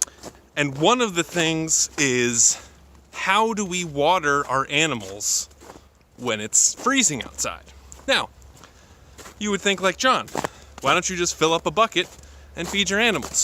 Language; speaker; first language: English; native; English